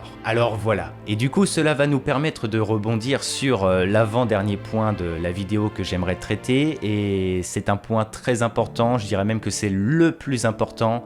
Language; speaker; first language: French; native; French